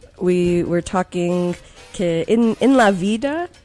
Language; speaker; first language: English; native; English